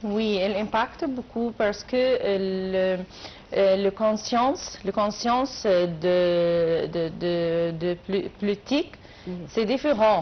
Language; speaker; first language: French; non-native, learner; Arabic